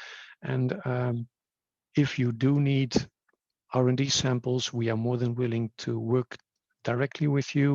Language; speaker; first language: English; non-native, fluent; Dutch